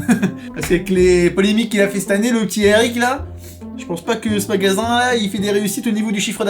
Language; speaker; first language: French; native; French